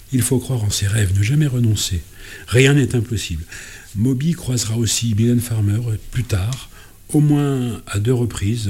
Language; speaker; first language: French; native; French